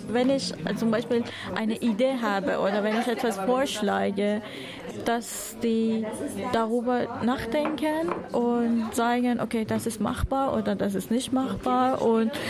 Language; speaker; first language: German; non-native, fluent; Persian